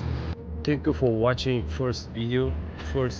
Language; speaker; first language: English; non-native, learner; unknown